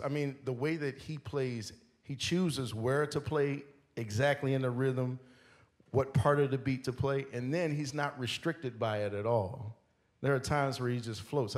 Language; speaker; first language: English; native; English